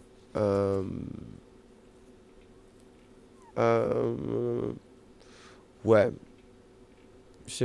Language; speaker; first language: French; non-native, fluent; German